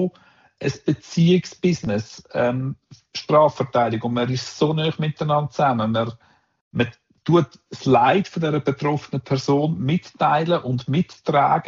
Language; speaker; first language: German; native; German